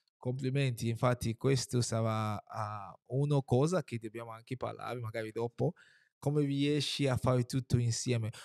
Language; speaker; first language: Italian; non-native, fluent; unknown